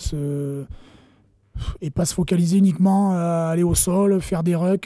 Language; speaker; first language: French; native; French